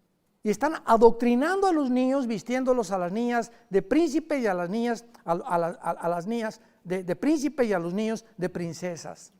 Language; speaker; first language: Spanish; native; Spanish